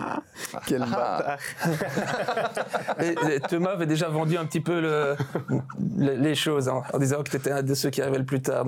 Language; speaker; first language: French; native; French